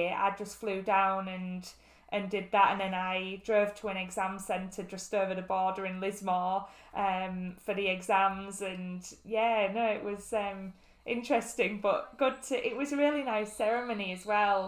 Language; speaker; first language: English; native; English